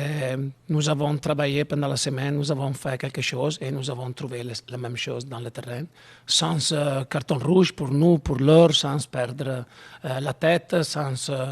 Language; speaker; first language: French; non-native, learner; Italian